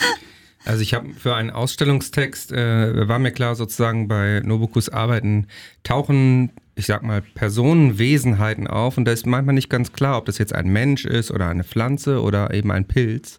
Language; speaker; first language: German; native; German